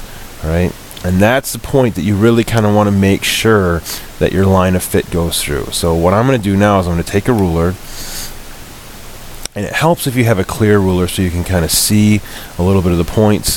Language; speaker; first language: English; native; English